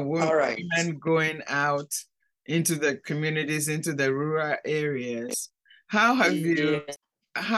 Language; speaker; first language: English; non-native, local second language; Akan